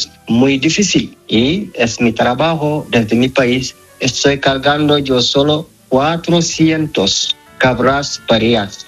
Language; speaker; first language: Spanish; non-native, learner; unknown